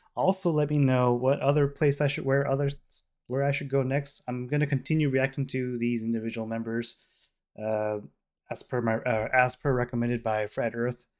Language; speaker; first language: English; native; English